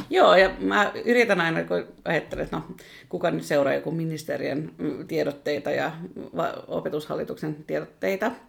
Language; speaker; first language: Finnish; non-native, local second language; Swedish